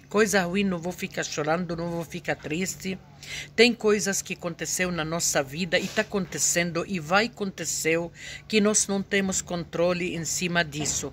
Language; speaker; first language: Portuguese; non-native, fluent; Arabic